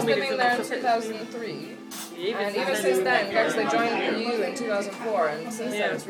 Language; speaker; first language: English; native; English